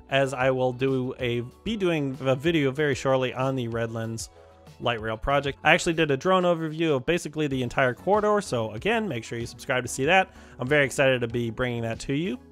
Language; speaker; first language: English; native; English